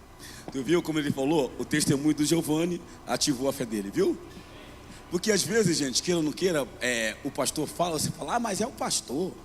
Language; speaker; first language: Portuguese; native; Portuguese